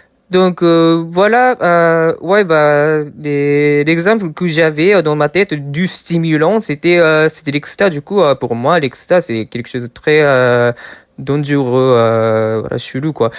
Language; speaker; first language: French; non-native, fluent; Japanese